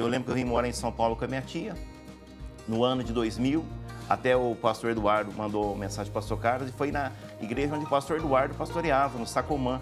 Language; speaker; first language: Portuguese; native; Portuguese